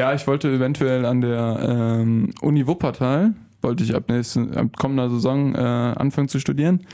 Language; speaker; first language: German; native; German